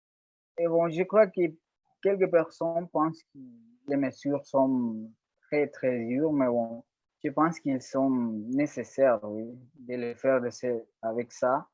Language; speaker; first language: French; non-native, learner; Spanish